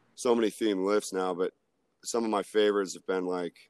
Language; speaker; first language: English; native; English